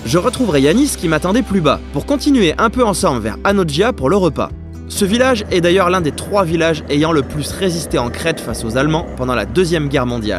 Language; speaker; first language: French; native; French